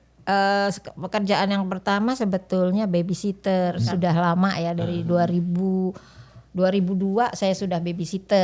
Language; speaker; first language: Indonesian; native; Indonesian